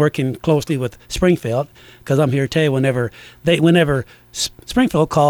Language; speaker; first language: English; native; English